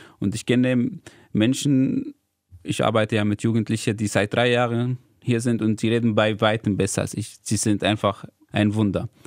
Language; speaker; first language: German; non-native, fluent; Arabic